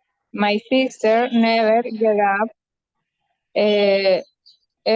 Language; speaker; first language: English; non-native, learner; Spanish